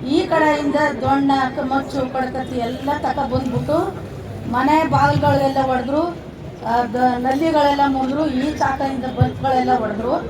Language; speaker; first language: Kannada; native; Kannada